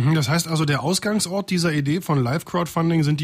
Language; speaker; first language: German; native; German